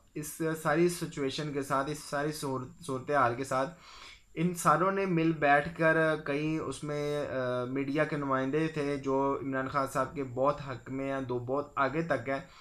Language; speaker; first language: Urdu; non-native, local second language; Punjabi